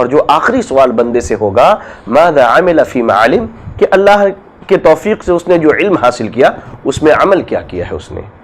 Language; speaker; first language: Urdu; native; Urdu